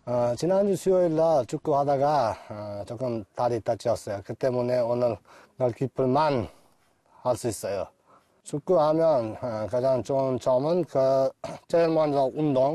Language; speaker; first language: Korean; non-native, learner; Uzbek